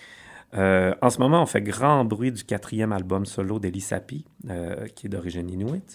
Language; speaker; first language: French; native; French